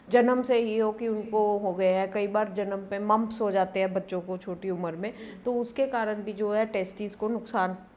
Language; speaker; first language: Hindi; non-native, local second language; Punjabi